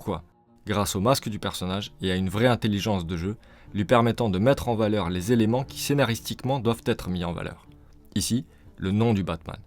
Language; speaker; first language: French; native; French